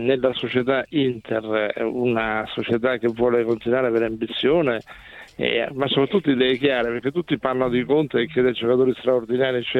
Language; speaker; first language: Italian; native; Italian